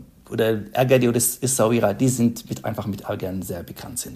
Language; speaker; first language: German; non-native, fluent; Arabic